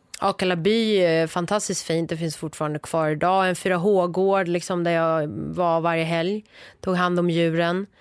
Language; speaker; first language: Swedish; early bilingual, other home language; Persian